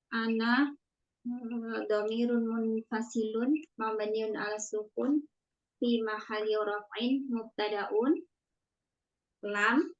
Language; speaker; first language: Arabic; non-native, learner; Indonesian